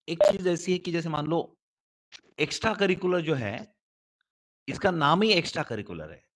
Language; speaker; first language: Hindi; non-native, local second language; Marathi